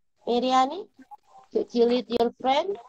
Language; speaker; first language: English; non-native, learner; Indonesian